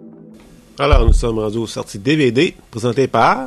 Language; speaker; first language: French; native; French